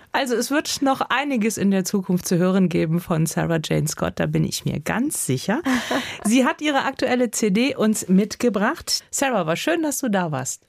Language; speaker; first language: German; native; German